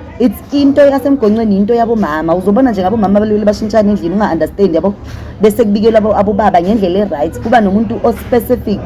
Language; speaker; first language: Zulu; native; Zulu